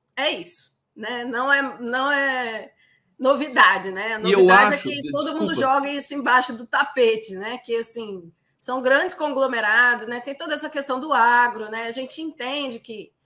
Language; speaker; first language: Portuguese; native; Portuguese